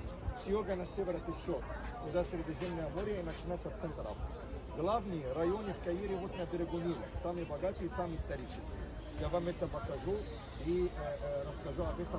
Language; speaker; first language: Russian; non-native, learner; Arabic